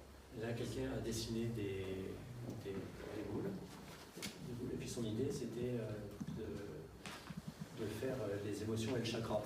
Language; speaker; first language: French; native; French